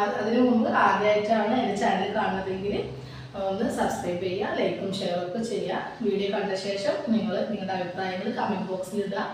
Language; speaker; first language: Malayalam; native; Malayalam